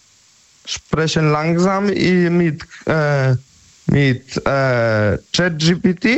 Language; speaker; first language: German; non-native, learner; Polish